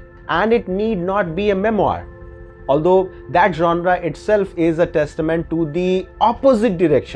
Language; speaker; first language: English; non-native, local second language; Hindi